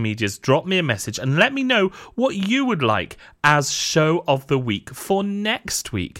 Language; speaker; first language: English; native; English